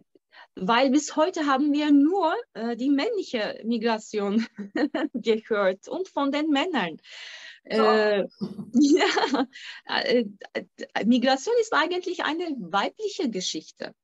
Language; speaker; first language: German; non-native, fluent; Turkish